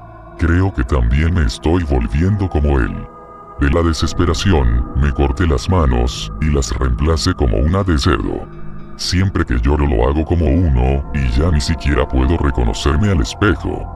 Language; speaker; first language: Spanish; native; Spanish